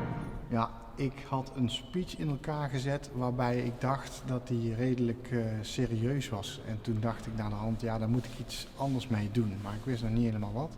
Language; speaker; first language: Dutch; native; Dutch